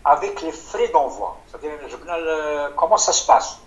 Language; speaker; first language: French; non-native, local second language; Arabic